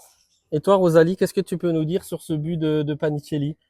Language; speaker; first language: French; native; French